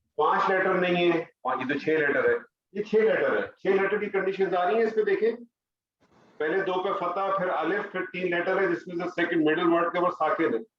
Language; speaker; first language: Urdu; native; Urdu